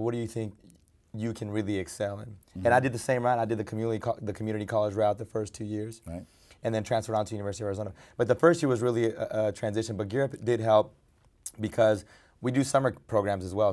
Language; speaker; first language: English; early bilingual, other home language; Spanish